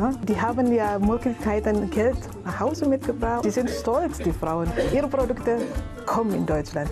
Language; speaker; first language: German; non-native, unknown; Indonesian